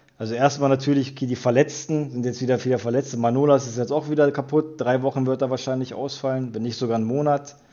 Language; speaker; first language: German; native; German